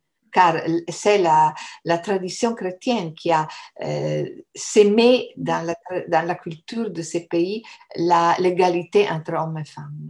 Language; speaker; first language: French; non-native, fluent; Italian